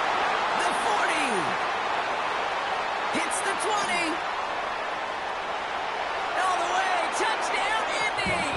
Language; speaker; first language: English; native; English